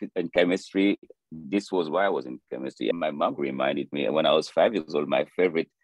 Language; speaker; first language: English; non-native, fluent; French